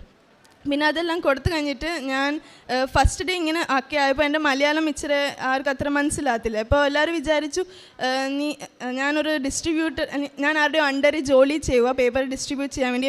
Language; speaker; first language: Malayalam; early bilingual, heritage; Malayalam